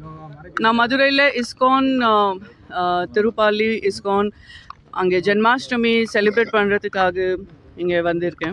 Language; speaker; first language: Tamil; non-native, local second language; Gujarati